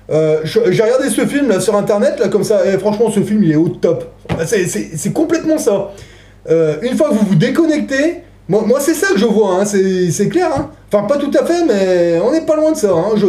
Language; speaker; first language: French; native; French